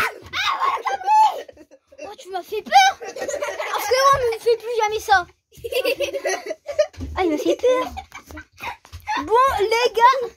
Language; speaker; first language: French; native; French